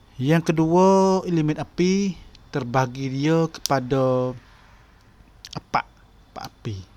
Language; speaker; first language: Malay; native; Malay